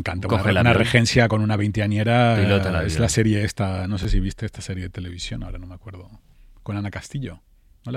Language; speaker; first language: Spanish; native; Spanish